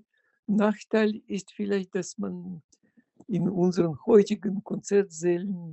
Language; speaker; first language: German; non-native, fluent; Russian